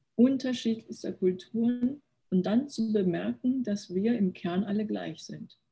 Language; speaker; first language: German; early bilingual, other home language; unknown